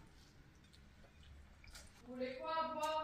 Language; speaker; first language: French; native; French